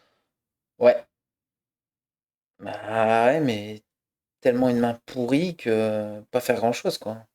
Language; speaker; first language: French; native; French